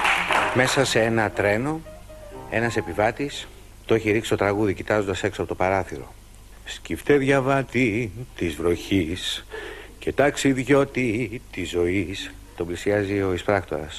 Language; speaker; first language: Greek; native; Greek